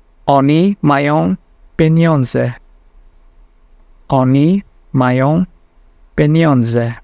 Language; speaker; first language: Polish; non-native, fluent; Indonesian